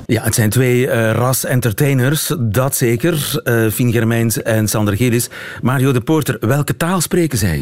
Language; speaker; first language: Dutch; native; Dutch